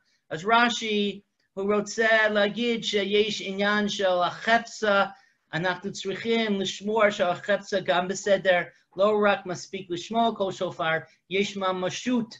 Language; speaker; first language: Hebrew; non-native, fluent; English